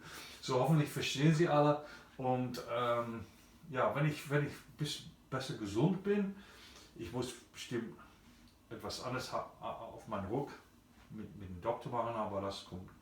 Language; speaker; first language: German; non-native, fluent; English